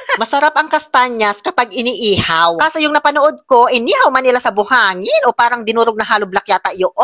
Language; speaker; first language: Filipino; non-native, local second language; Pangasinan